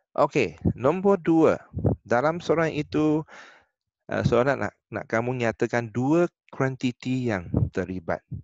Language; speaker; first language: Malay; non-native, local second language; Chinese